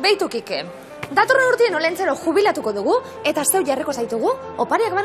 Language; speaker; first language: Basque; native; Basque